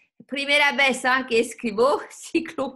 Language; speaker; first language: Spanish; non-native, learner; French